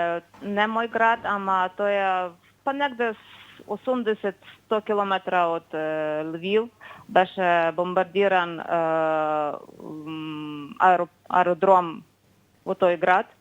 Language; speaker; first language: Macedonian; non-native, fluent; Ukrainian